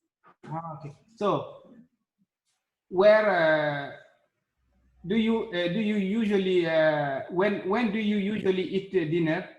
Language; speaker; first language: English; non-native, learner; Arabic